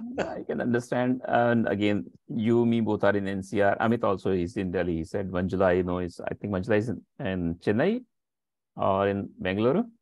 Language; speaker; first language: English; non-native, local second language; Hindi